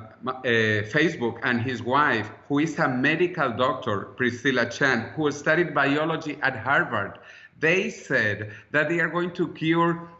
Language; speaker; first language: English; non-native, fluent; Spanish